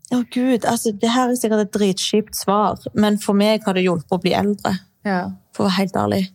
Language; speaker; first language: Norwegian; early bilingual, other home language; Arabic